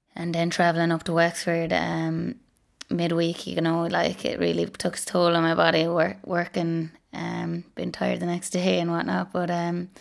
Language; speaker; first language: English; native; English